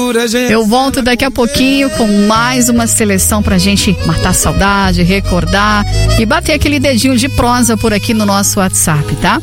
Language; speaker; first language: Portuguese; native; Portuguese